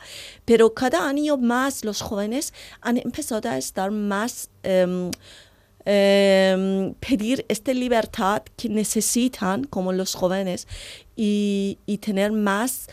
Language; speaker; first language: Spanish; non-native, learner; Persian